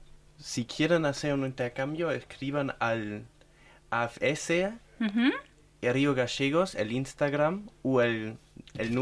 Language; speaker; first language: Spanish; non-native, fluent; German